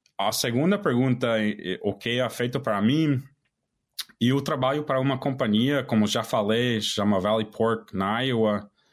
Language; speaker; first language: Portuguese; non-native, fluent; English